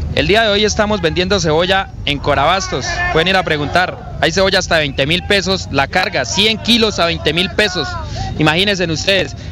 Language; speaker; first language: Spanish; native; Spanish